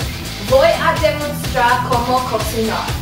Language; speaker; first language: Spanish; non-native, learner; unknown